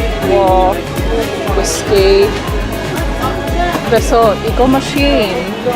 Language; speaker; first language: Korean; non-native, learner; English